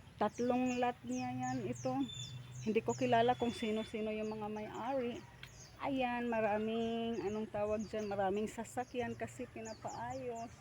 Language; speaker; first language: Filipino; non-native, local second language; Hiligaynon